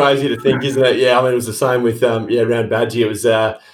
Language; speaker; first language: English; native; English